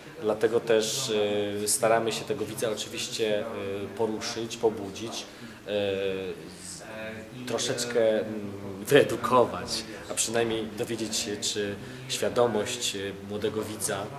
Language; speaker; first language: Polish; native; Polish